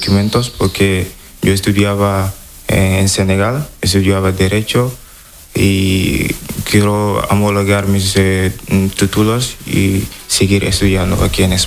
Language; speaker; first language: Spanish; non-native, learner; Wolof